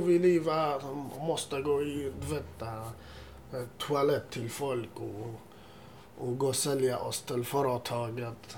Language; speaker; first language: Swedish; non-native, learner; Assyrian Neo-Aramaic